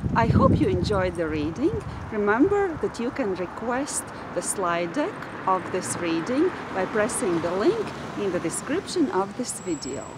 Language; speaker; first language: English; non-native, fluent; Latvian